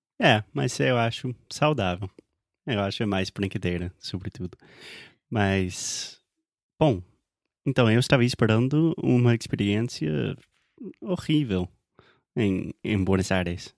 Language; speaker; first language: Portuguese; non-native, fluent; English